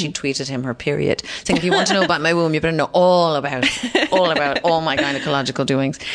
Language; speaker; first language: English; native; English